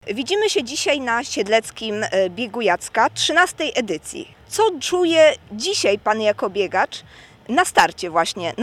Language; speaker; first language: Polish; native; Polish